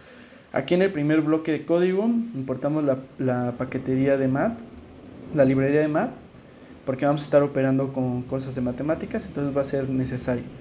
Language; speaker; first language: Spanish; native; Spanish